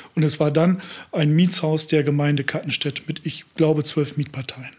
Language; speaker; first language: German; native; German